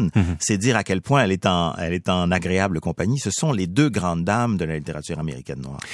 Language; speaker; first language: French; native; French